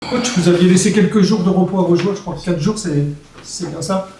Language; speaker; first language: French; native; French